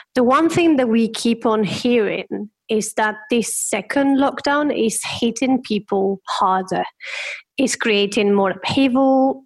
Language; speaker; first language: English; non-native, fluent; Spanish